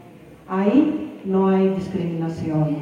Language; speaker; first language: Spanish; non-native, fluent; Greek